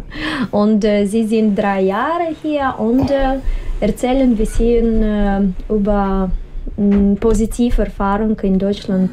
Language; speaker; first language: German; non-native, learner; Russian